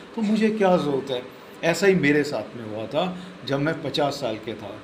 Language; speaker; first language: Hindi; non-native, local second language; Marathi